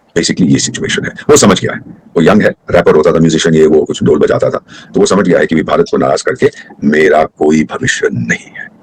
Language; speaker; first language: Hindi; native; Hindi